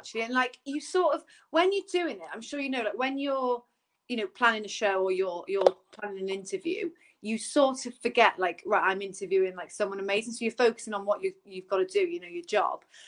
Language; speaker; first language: English; native; English